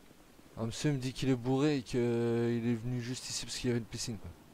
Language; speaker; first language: French; native; French